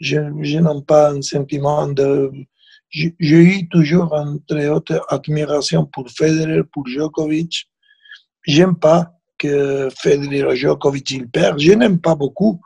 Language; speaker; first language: French; non-native, fluent; Spanish